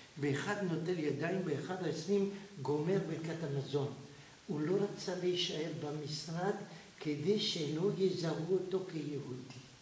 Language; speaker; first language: Hebrew; non-native, fluent; French